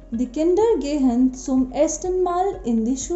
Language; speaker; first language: German; non-native, fluent; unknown